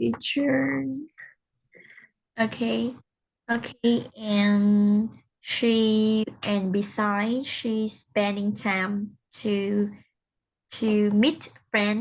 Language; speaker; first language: English; non-native, learner; Vietnamese